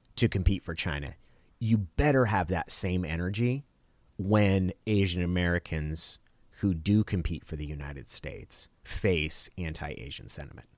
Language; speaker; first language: English; early bilingual, other home language; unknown